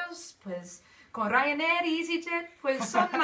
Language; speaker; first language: Spanish; non-native, fluent; English